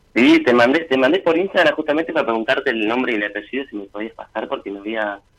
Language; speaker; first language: Spanish; native; Spanish